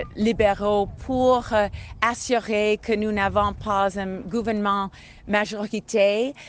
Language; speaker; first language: French; non-native, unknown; English